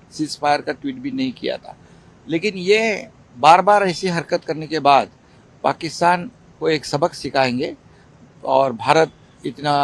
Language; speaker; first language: Hindi; non-native, local second language; Marathi